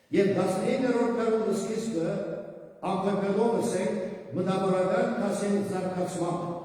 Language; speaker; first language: Armenian; native; Armenian